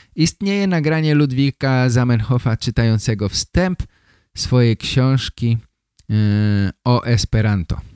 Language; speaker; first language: Polish; native; Polish